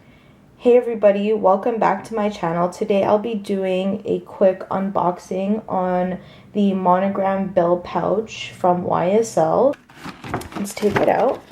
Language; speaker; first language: English; native; English